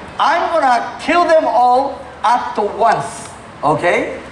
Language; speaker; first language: English; non-native, fluent; Japanese